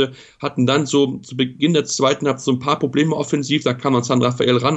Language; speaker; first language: German; native; German